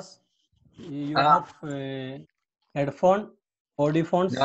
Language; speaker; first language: English; non-native, local second language; Hindi